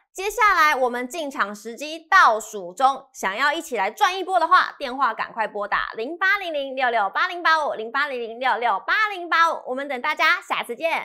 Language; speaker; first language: Chinese; native; Chinese